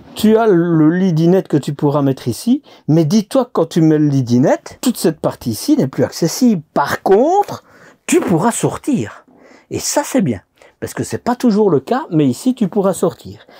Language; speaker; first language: French; native; French